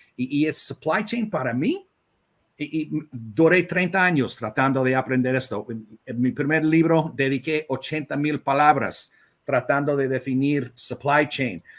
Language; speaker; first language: Spanish; non-native, fluent; English